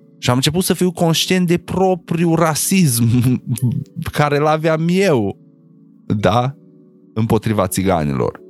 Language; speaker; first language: Romanian; non-native, local second language; Hungarian